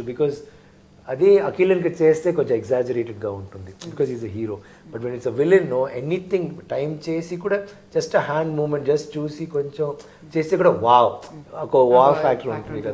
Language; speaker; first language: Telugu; non-native, learner; Tamil